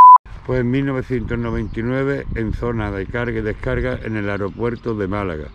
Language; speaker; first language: Spanish; native; Spanish